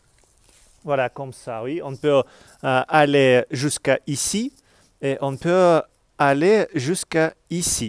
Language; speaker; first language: French; non-native, learner; Russian